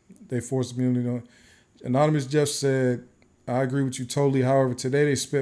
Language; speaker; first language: English; native; English